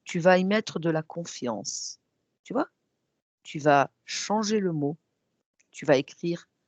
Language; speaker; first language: French; native; French